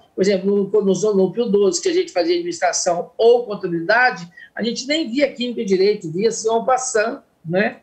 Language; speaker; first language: Portuguese; native; Portuguese